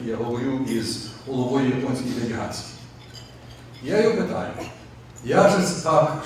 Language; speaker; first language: Ukrainian; early bilingual, other home language; English